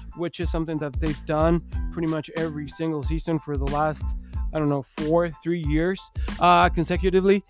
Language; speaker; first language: English; non-native, fluent; Spanish